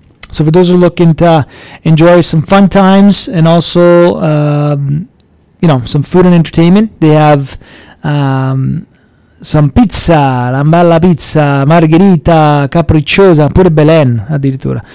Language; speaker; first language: English; early bilingual, other home language; Italian